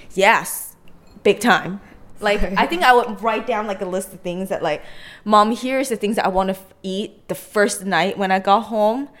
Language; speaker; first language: English; non-native, local second language; Cantonese